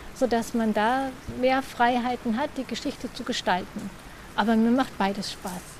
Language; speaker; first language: German; native; German